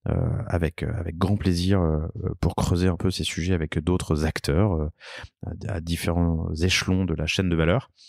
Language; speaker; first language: French; native; French